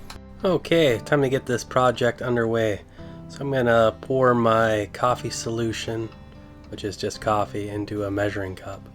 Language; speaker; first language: English; native; English